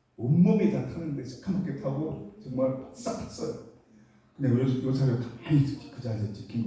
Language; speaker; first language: Korean; native; Korean